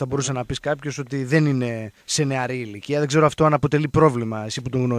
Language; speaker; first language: Greek; native; Greek